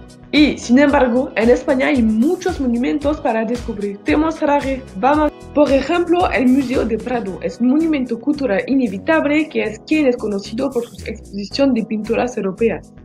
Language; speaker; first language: Spanish; non-native, learner; French